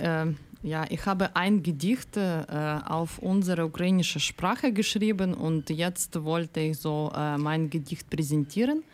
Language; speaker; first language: German; non-native, learner; Ukrainian